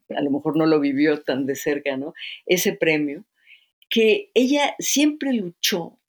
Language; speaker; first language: Spanish; native; Spanish